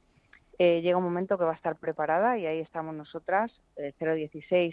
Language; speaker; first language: Spanish; native; Spanish